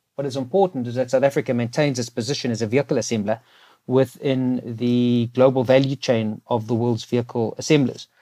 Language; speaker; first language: English; native; English